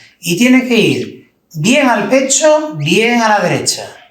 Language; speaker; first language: Spanish; native; Spanish